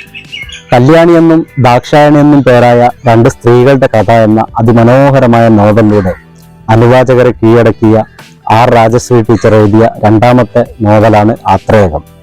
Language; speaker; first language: Malayalam; native; Malayalam